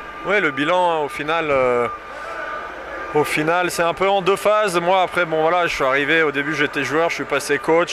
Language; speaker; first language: French; native; French